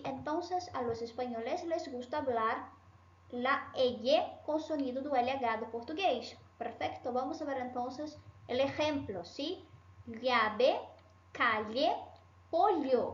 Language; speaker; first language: Spanish; non-native, fluent; Portuguese